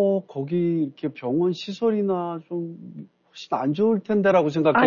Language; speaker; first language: Korean; native; Korean